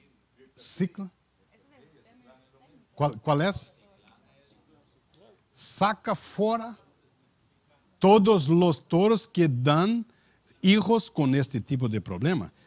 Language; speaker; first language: Spanish; non-native, learner; Portuguese